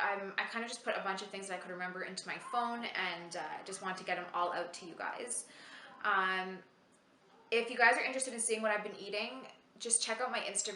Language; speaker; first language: English; native; English